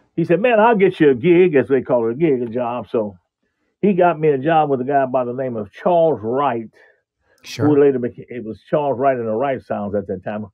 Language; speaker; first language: English; native; English